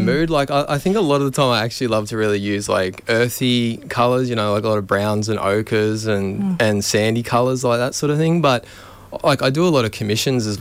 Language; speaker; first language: English; native; English